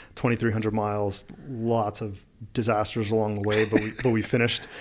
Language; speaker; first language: English; early bilingual, other home language; Russian